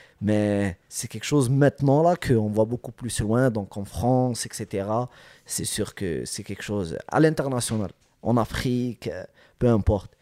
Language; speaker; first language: French; early bilingual, other home language; Arabic